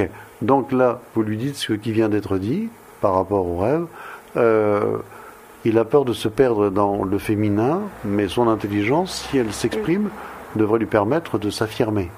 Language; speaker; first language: French; native; French